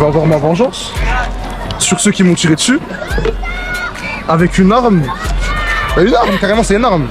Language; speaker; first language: French; native; French